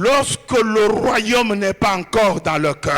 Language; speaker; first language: French; non-native, local second language; Lingala